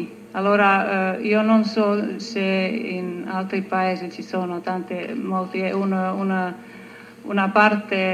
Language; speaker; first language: Italian; non-native, learner; Finnish